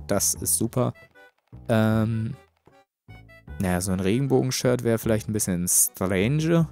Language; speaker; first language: German; native; German